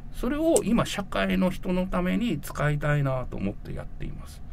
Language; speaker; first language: Japanese; native; Japanese